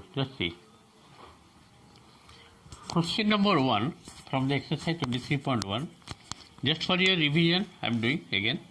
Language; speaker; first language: English; non-native, local second language; Bangla